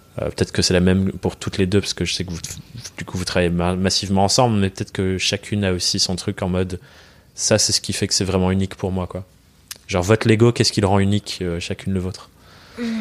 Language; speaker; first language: French; native; French